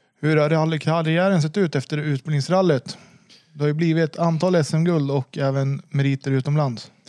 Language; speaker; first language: Swedish; native; Swedish